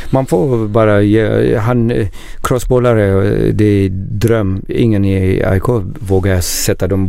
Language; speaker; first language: Swedish; non-native, learner; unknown